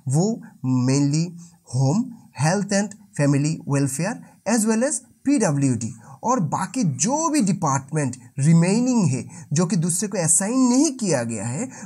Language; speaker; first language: Hindi; non-native, local second language; Bangla